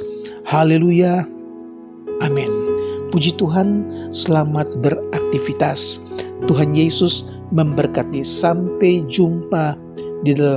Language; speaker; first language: Indonesian; native; Indonesian